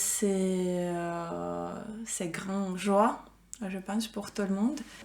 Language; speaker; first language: French; non-native, fluent; Ukrainian